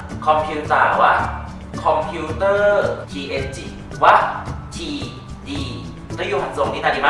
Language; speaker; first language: Japanese; non-native, fluent; Thai